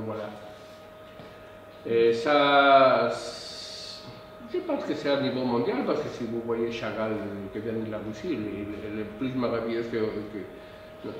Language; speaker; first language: French; non-native, fluent; Spanish